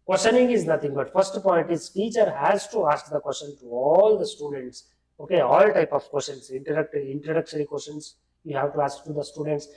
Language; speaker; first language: English; non-native, local second language; Kannada